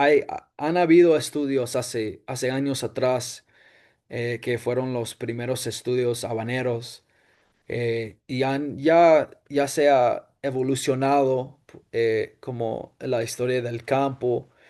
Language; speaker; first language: Spanish; non-native, fluent; English